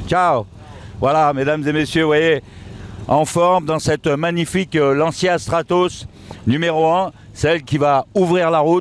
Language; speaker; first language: French; native; French